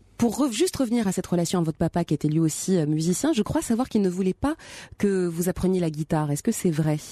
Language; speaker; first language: French; native; French